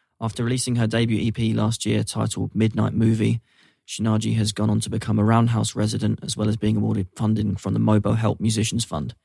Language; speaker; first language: English; native; English